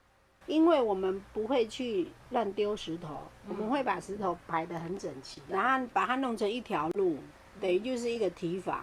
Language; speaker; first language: Chinese; native; Chinese